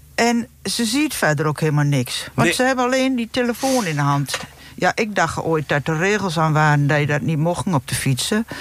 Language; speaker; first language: Dutch; native; Dutch